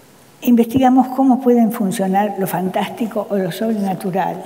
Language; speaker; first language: Spanish; native; Spanish